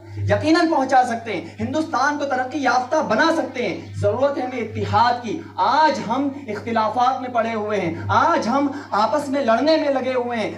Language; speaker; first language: Urdu; native; Urdu